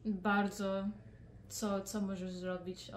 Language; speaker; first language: Polish; early bilingual, heritage; Polish